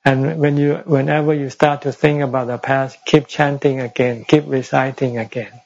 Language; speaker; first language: English; non-native, fluent; Thai